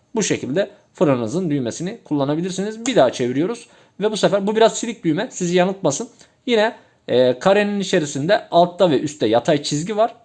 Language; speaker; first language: Turkish; native; Turkish